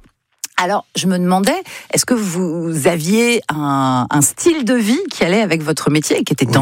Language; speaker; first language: French; native; French